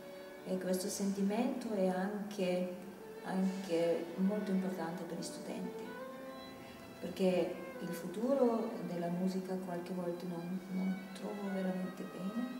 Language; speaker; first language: Italian; non-native, fluent; German